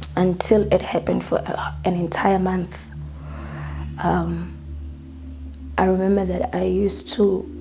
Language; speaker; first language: English; non-native, local second language; Southern Sotho